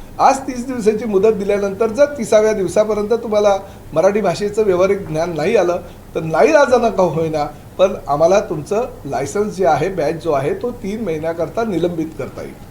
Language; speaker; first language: Marathi; native; Marathi